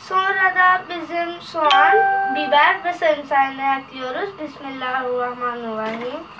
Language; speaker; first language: Turkish; non-native, learner; Urdu